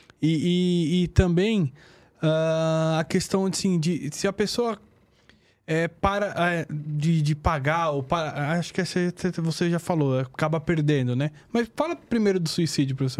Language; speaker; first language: Portuguese; native; Portuguese